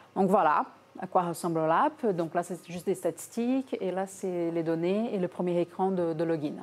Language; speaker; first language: French; non-native, fluent; Portuguese